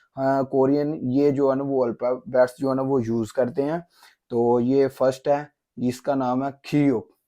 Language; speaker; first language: Urdu; non-native, local second language; Punjabi